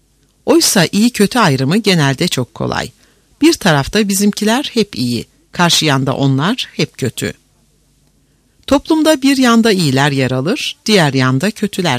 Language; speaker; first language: Turkish; native; Turkish